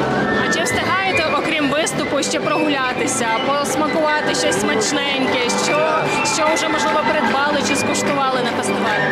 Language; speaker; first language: Ukrainian; native; Ukrainian